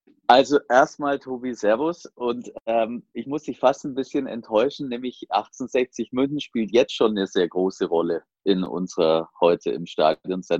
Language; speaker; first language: German; native; German